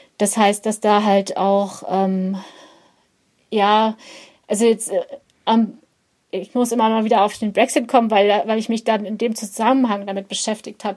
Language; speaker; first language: German; native; German